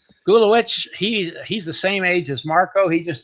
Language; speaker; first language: English; native; English